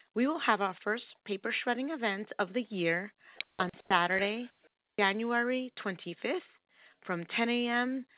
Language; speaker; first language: English; early bilingual, other home language; Spanish